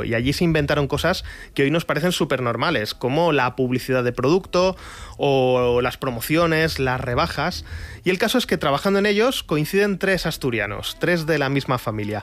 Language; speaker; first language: Spanish; native; Spanish